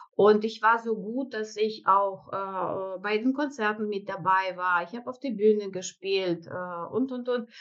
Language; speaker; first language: German; non-native, fluent; Russian